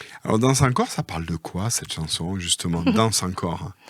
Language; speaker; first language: French; native; French